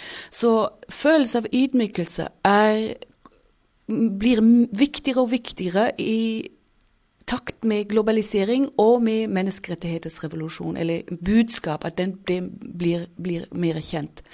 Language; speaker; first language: Norwegian; non-native, fluent; German